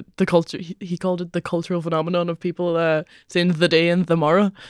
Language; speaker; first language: English; native; English